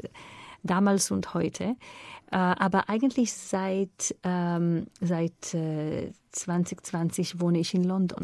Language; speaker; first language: German; non-native, fluent; Hebrew